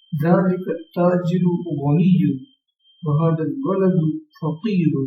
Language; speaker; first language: Arabic; non-native, fluent; Urdu